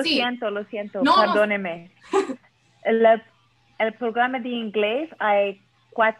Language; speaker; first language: Spanish; non-native, learner; English